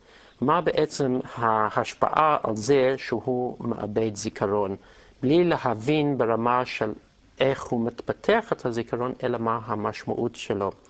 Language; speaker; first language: Hebrew; non-native, fluent; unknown